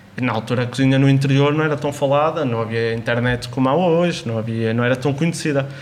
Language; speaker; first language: Portuguese; native; Portuguese